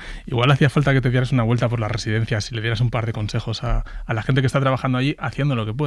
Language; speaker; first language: Spanish; native; Spanish